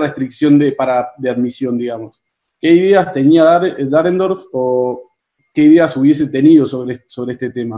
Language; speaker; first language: Spanish; native; Spanish